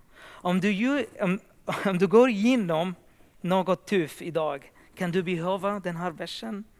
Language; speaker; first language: Swedish; non-native, fluent; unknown